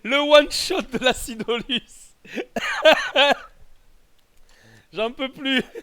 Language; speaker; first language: French; native; French